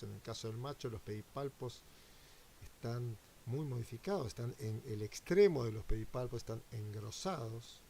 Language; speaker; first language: Spanish; native; Spanish